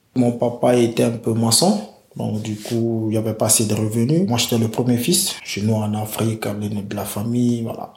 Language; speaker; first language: French; non-native, local second language; Fula